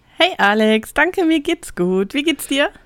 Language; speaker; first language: German; native; German